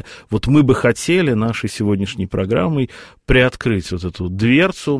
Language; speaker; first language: Russian; native; Russian